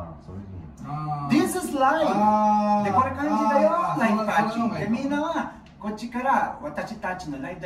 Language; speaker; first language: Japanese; non-native, learner; Filipino